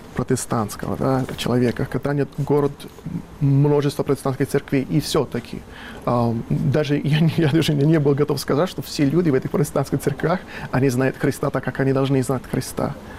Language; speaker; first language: Russian; non-native, fluent; Italian